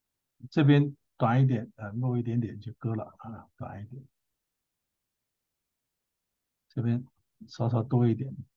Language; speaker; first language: Chinese; native; Chinese